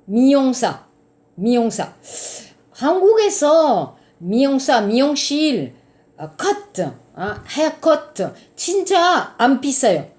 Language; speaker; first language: Korean; non-native, fluent; French